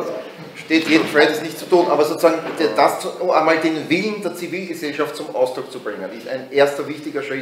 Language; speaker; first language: German; native; German